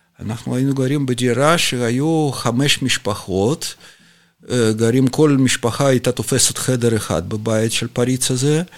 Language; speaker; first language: Hebrew; non-native, fluent; Russian